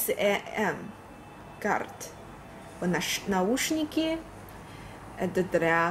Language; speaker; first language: Russian; non-native, learner; Chinese